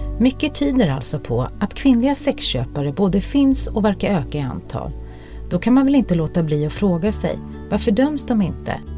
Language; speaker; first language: Swedish; native; Swedish